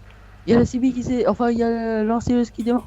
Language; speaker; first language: French; native; French